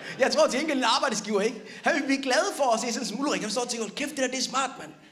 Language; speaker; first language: Danish; early bilingual, other home language; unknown